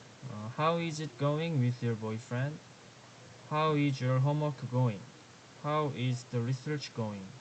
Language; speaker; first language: English; non-native, learner; Korean